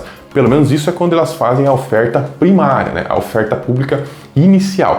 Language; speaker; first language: Portuguese; native; Portuguese